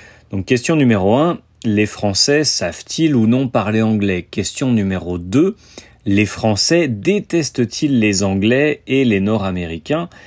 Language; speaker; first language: French; native; French